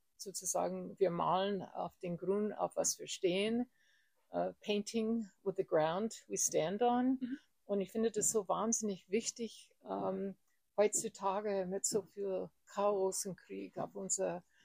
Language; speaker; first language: German; non-native, fluent; English